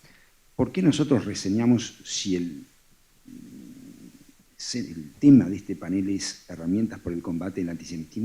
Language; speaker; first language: Spanish; native; Spanish